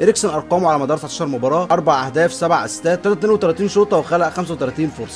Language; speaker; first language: Arabic; native; Arabic